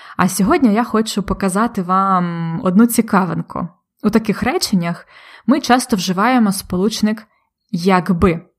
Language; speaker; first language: Ukrainian; native; Ukrainian